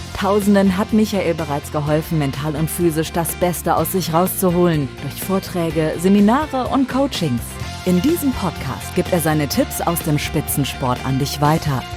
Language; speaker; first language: German; native; German